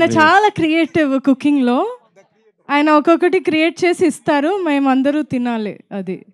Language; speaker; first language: Telugu; non-native, fluent; Malayalam